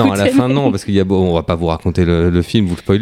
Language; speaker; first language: French; native; French